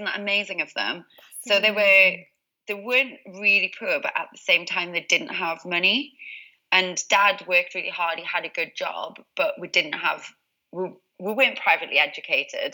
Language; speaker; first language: English; native; English